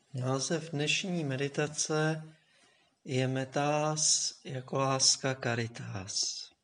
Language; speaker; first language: Czech; native; Czech